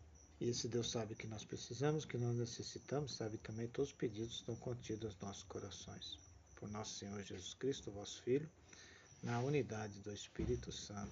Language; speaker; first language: Portuguese; native; Portuguese